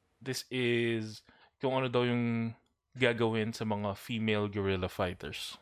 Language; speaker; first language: Filipino; native; Filipino